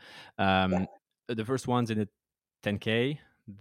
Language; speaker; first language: English; non-native, fluent; French